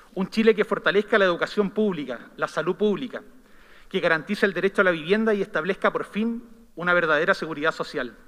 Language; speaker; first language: Spanish; native; Spanish